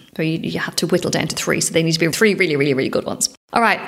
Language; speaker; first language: English; native; English